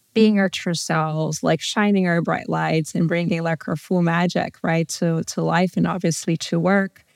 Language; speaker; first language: English; non-native, fluent; Portuguese